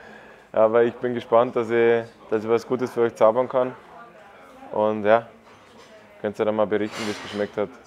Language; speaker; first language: German; native; German